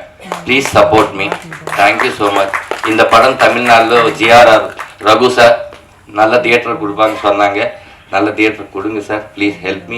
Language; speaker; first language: Tamil; non-native, learner; Telugu